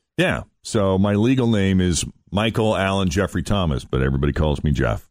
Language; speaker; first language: English; native; English